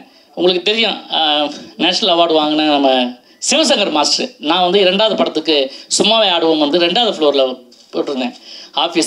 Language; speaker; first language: Tamil; native; Tamil